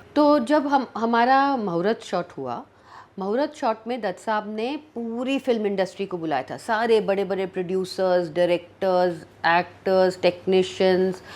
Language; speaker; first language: Hindi; early bilingual, heritage; Hindi